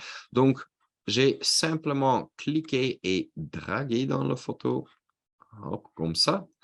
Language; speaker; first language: French; non-native, local second language; Dutch